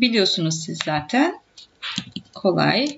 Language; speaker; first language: Turkish; native; Turkish